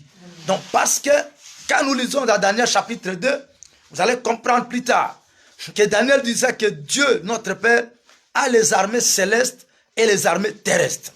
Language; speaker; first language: French; non-native, local second language; Lingala